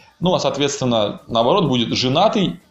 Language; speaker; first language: Russian; native; Russian